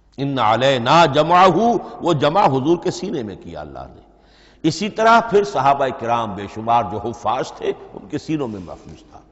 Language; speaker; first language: Urdu; native; Urdu